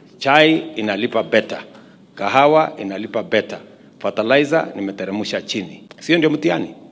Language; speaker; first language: Swahili; non-native, local second language; Kalenjin